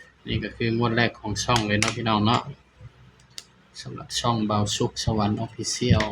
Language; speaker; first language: Thai; non-native, local second language; Northeastern Thai